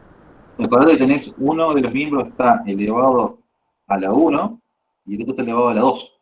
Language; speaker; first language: Spanish; native; Spanish